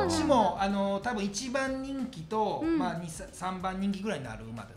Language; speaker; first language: Japanese; native; Japanese